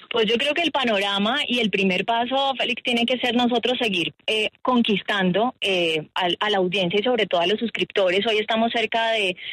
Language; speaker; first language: Spanish; native; Spanish